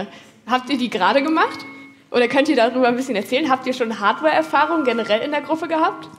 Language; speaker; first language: German; native; German